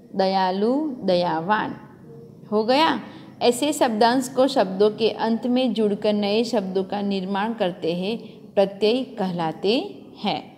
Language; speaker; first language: Hindi; non-native, local second language; Gujarati